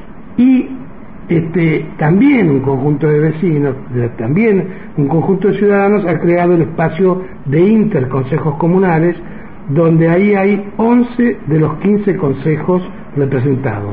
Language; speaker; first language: Spanish; native; Spanish